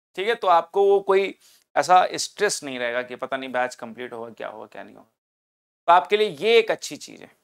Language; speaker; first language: Hindi; native; Hindi